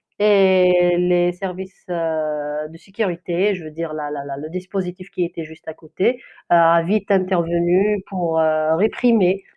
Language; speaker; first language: French; non-native, local second language; Kabyle